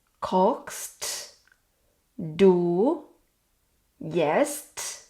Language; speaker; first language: German; non-native, fluent; Thai